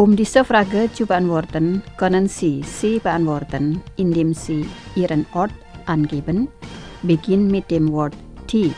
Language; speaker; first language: German; non-native, fluent; Indonesian